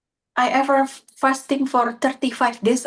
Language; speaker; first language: English; non-native, learner; Indonesian